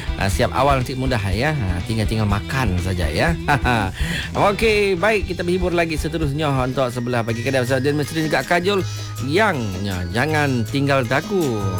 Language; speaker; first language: Malay; non-native, local second language; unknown